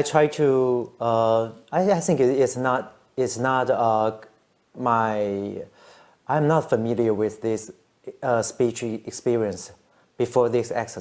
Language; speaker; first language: English; non-native, fluent; Chinese